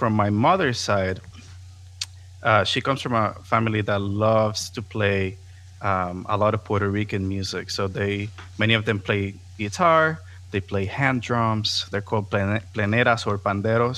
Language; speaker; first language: English; non-native, fluent; Spanish